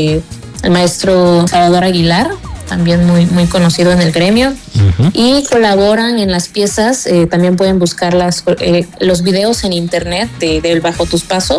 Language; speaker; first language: Spanish; native; Spanish